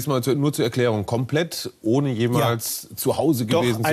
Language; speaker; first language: German; native; German